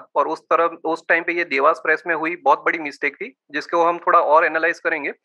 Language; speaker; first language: Hindi; non-native, local second language; Gujarati